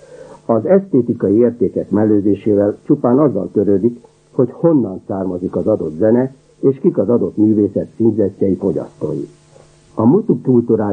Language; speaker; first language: Hungarian; native; Hungarian